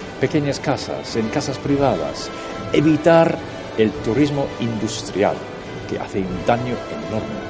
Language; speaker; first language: Spanish; non-native, fluent; English